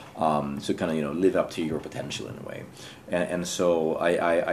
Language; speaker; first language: English; non-native, fluent; Swedish